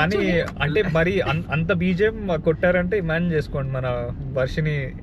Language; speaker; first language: Telugu; native; Telugu